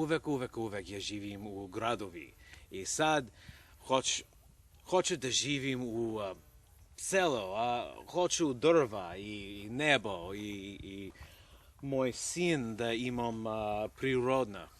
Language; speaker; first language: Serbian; non-native, learner; English